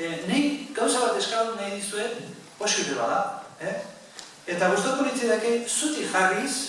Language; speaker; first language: Basque; native; Basque